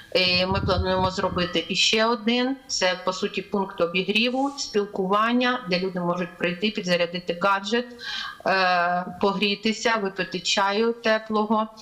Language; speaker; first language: Ukrainian; native; Ukrainian